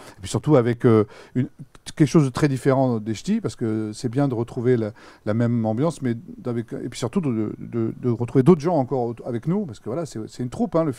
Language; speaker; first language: French; native; French